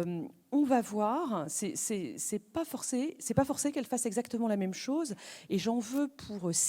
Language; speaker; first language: French; native; French